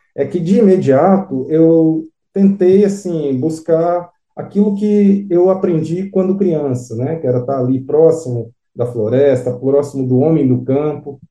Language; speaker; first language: Portuguese; native; Portuguese